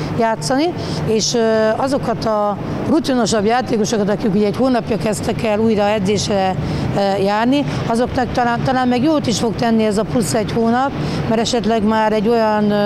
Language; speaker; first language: Hungarian; native; Hungarian